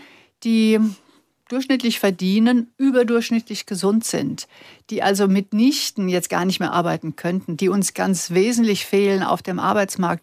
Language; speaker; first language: German; native; German